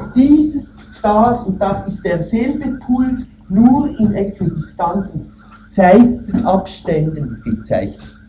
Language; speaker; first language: German; native; German